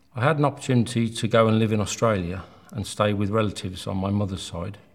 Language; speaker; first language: English; native; English